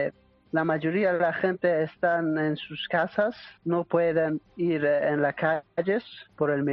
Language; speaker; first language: Spanish; non-native, learner; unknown